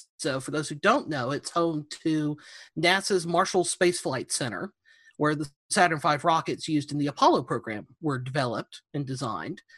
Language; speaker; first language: English; native; English